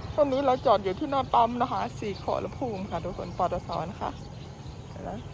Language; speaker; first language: Thai; non-native, local second language; Northern Khmer